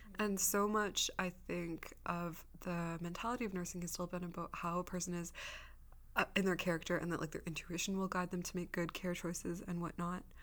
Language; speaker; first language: English; native; English